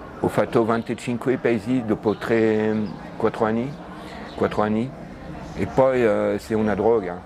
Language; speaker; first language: Italian; non-native, learner; French